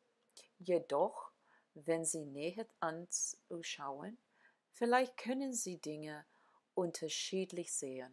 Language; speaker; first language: German; non-native, learner; English